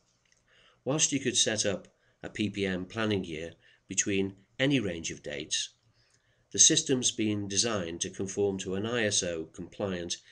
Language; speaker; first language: English; native; English